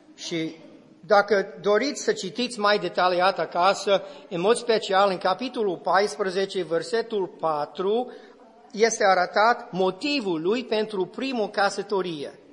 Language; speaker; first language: Romanian; non-native, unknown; English